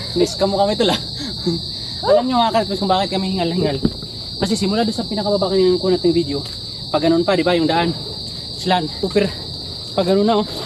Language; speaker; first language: Filipino; non-native, local second language; Cebuano